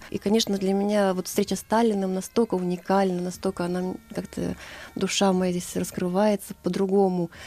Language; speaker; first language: Russian; native; Russian